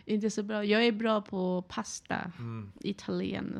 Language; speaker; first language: Swedish; non-native, learner; Thai